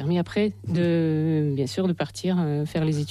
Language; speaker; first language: French; non-native, fluent; Russian